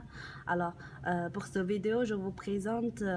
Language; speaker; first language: French; non-native, learner; Chinese